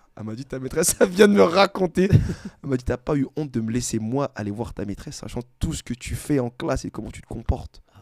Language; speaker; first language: French; native; French